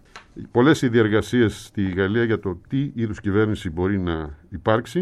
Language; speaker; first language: Greek; native; Greek